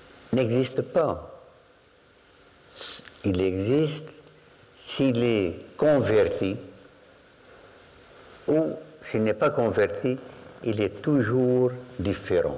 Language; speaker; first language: French; non-native, fluent; Arabic